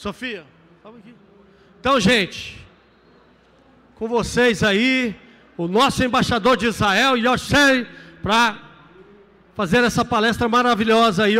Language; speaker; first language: Portuguese; native; Portuguese